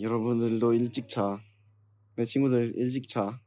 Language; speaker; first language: Korean; non-native, fluent; English